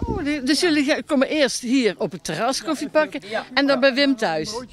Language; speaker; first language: Dutch; native; Dutch